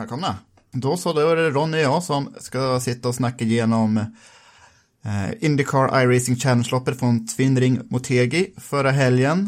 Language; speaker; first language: Swedish; native; Swedish